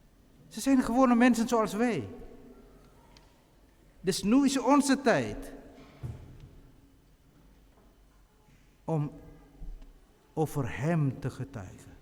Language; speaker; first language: Dutch; non-native, fluent; Indonesian